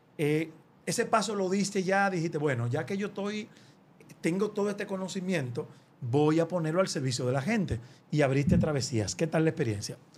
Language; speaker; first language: Spanish; native; Spanish